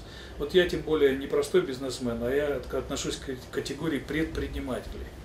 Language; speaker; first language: Russian; native; Russian